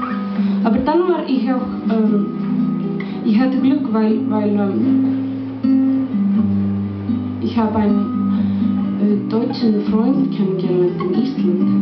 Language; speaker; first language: German; non-native, learner; Icelandic